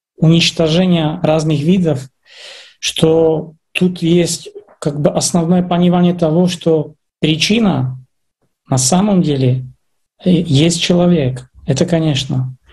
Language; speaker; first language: Russian; non-native, fluent; Czech